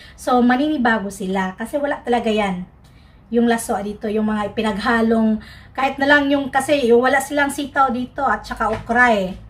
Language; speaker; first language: Filipino; non-native, local second language; Cebuano